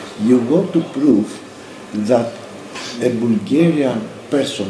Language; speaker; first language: English; non-native, fluent; Greek